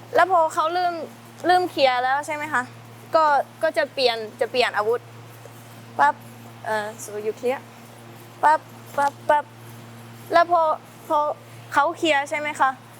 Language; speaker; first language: Thai; non-native, fluent; Estonian